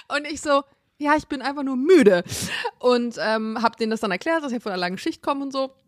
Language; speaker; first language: German; early bilingual, other home language; Vietnamese